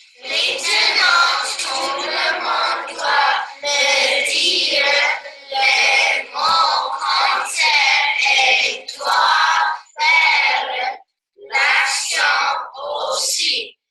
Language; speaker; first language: French; non-native, learner; English